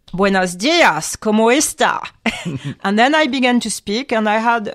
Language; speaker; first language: English; non-native, fluent; French